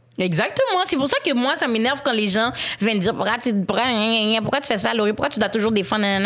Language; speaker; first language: French; early bilingual, other home language; Haitian Creole